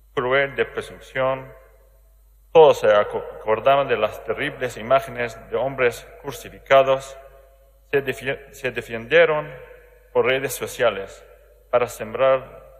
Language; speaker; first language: Spanish; non-native, learner; Arabic